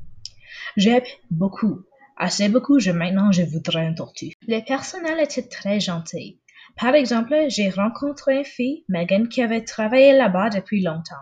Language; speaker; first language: French; non-native, local second language; English